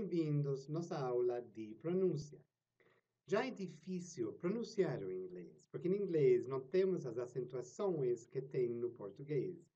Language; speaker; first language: Portuguese; non-native, fluent; English